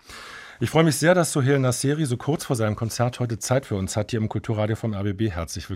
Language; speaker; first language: German; native; German